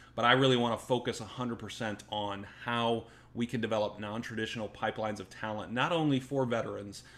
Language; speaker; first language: English; native; English